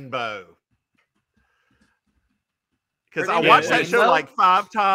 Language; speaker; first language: English; native; English